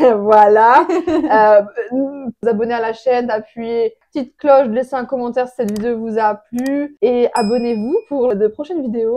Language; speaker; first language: French; native; French